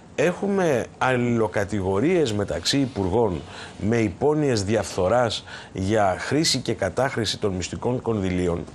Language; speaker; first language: Greek; native; Greek